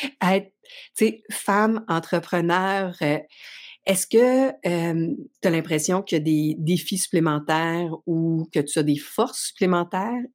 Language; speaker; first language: French; native; French